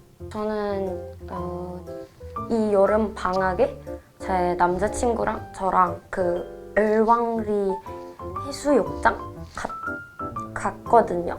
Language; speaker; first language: Korean; non-native, fluent; Indonesian